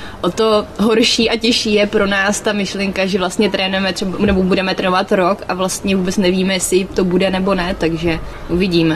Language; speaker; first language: Czech; native; Czech